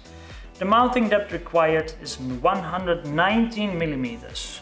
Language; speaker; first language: English; non-native, fluent; Dutch